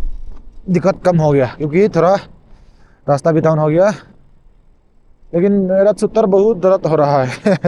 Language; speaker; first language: Hindi; non-native, local second language; Mizo